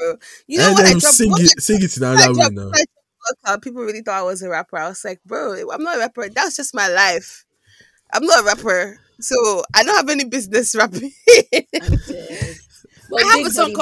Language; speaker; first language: English; non-native, local second language; Igbo